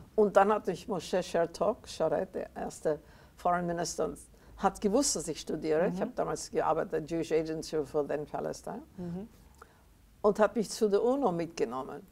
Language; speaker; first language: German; native; German